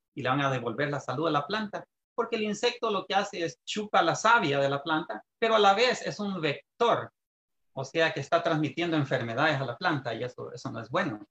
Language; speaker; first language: Spanish; native; Spanish